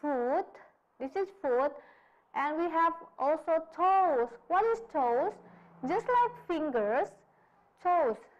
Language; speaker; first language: English; non-native, fluent; Indonesian